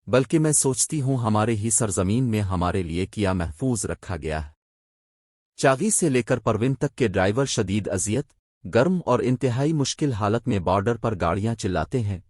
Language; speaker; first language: Urdu; non-native, local second language; Baluchi